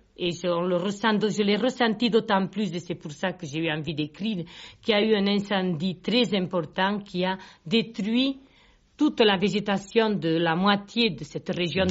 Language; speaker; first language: French; non-native, local second language; Catalan